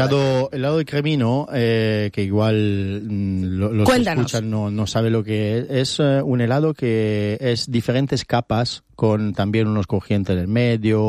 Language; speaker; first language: Spanish; non-native, fluent; Italian